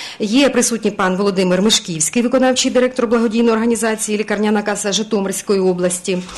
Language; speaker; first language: Ukrainian; native; Ukrainian